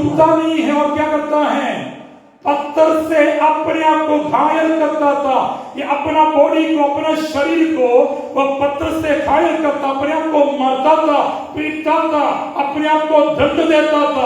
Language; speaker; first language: Hindi; non-native, local second language; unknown